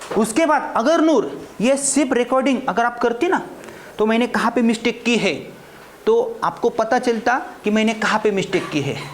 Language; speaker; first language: Hindi; non-native, local second language; Marathi